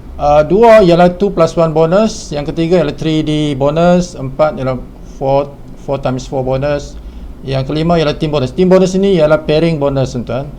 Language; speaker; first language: Malay; native; Malay